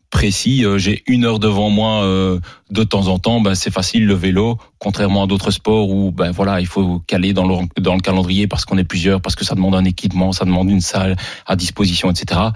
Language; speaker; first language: French; native; French